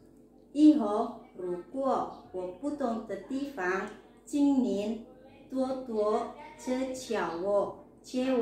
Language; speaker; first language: Chinese; non-native, learner; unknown